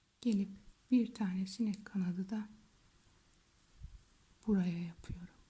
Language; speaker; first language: Turkish; native; Turkish